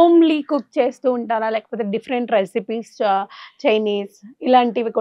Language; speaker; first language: Telugu; native; Telugu